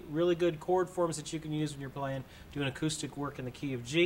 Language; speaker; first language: English; native; English